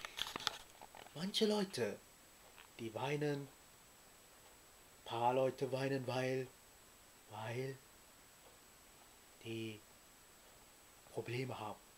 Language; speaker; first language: German; early bilingual, other home language; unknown